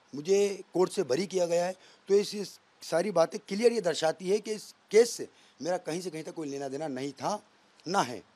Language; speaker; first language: Hindi; native; Hindi